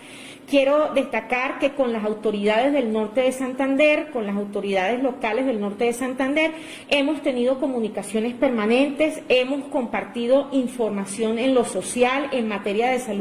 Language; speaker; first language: Spanish; native; Spanish